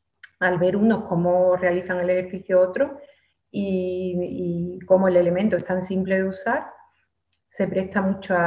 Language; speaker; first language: Spanish; native; Spanish